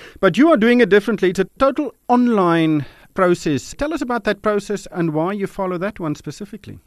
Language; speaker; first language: English; non-native, local second language; Afrikaans